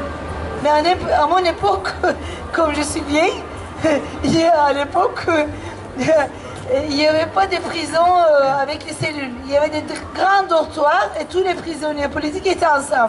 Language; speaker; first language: French; non-native, fluent; Turkish